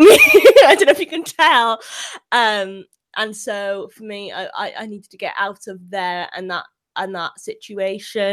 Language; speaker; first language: English; native; English